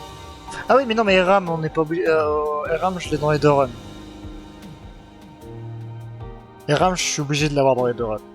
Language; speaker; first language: French; native; French